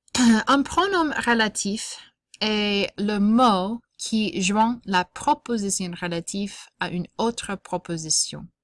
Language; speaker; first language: French; non-native, fluent; English